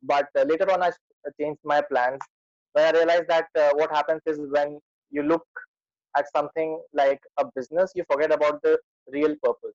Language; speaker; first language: English; non-native, local second language; Hindi